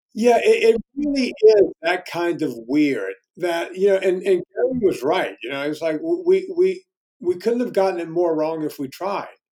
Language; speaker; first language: English; native; English